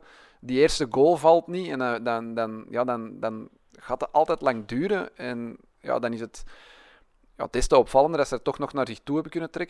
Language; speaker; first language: Dutch; native; Dutch